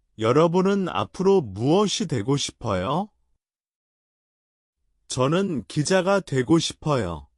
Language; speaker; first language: Korean; non-native, learner; Chinese